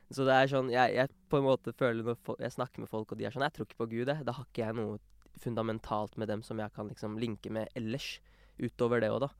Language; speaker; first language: Norwegian; early bilingual, other home language; Urdu